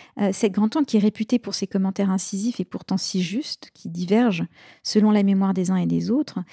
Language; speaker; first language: French; native; French